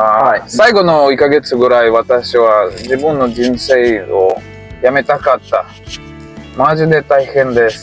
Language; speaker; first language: Japanese; non-native, learner; Russian